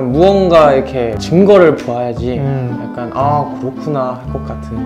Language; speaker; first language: Korean; native; Korean